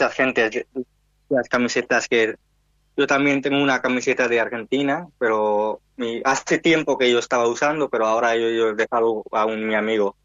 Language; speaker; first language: Spanish; non-native, learner; Hindi